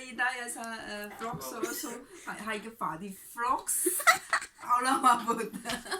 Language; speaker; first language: Norwegian; non-native, learner; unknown